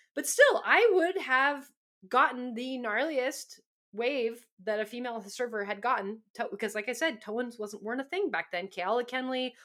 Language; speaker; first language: English; native; English